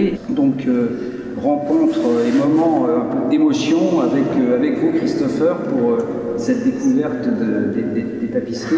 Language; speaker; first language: French; native; French